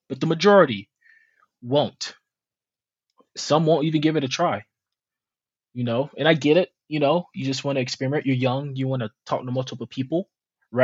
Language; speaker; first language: English; native; English